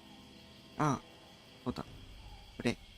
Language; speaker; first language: Japanese; non-native, learner; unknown